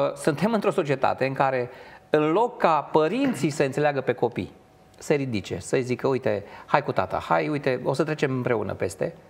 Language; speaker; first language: Romanian; native; Romanian